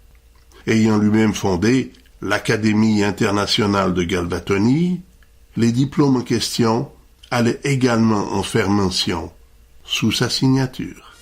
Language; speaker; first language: French; native; French